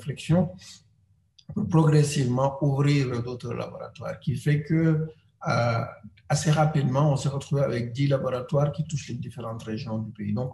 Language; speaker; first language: French; non-native, local second language; Wolof